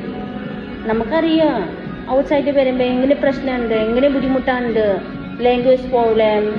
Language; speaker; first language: Malayalam; non-native, learner; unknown